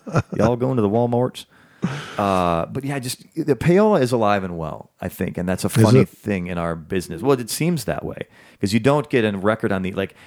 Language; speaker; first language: English; native; English